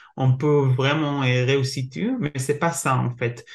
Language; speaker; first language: French; non-native, learner; Hebrew